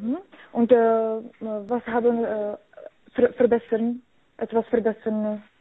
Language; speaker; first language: German; non-native, learner; Czech